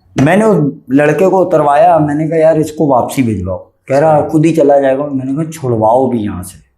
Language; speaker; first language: Urdu; native; Urdu